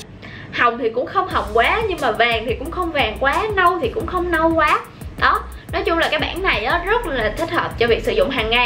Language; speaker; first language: Vietnamese; native; Vietnamese